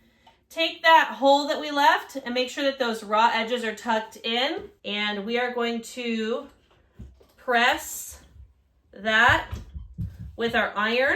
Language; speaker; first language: English; native; English